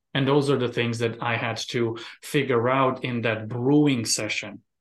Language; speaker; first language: English; non-native, fluent; Romanian